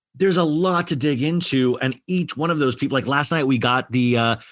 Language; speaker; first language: English; native; English